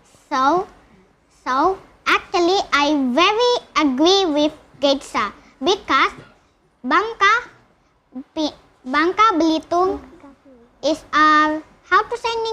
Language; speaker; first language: English; non-native, learner; Indonesian